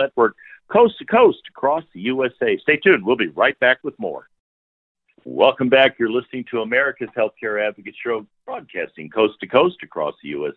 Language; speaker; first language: English; native; English